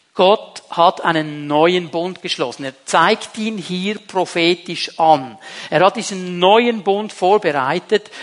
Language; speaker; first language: German; native; German